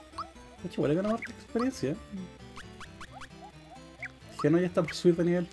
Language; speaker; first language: Spanish; native; Spanish